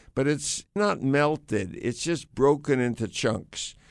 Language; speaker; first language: English; native; English